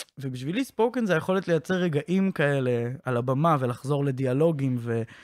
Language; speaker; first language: Hebrew; native; Hebrew